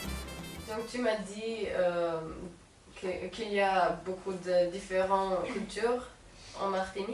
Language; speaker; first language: French; non-native, learner; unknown